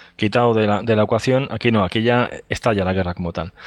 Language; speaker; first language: Spanish; native; Spanish